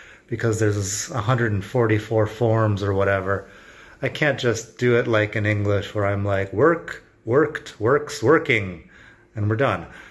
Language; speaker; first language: English; native; English